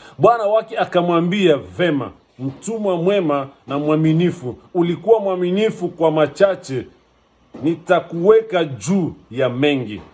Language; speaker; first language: Swahili; native; Swahili